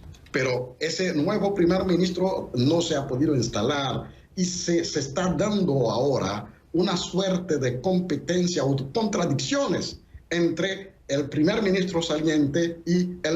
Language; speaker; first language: Spanish; non-native, fluent; Haitian Creole